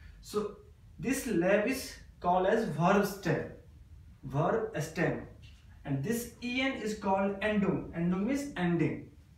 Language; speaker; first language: English; non-native, local second language; Hindi